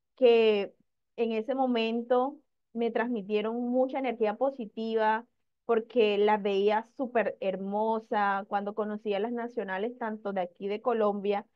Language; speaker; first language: Spanish; native; Spanish